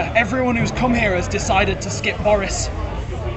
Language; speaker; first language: English; native; English